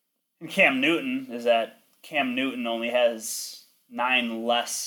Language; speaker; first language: English; native; English